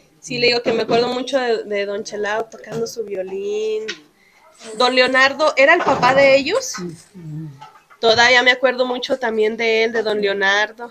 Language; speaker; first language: Spanish; native; Spanish